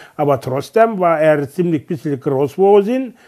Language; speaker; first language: German; non-native, learner; Turkish